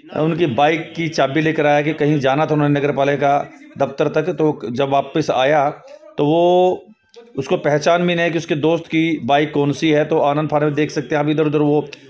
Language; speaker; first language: Hindi; native; Hindi